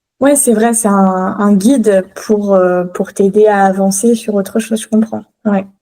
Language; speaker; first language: French; native; French